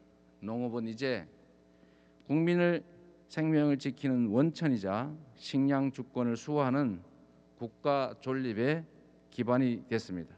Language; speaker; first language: Korean; native; Korean